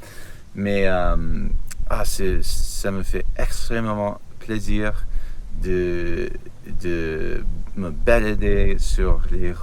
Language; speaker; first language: French; non-native, learner; English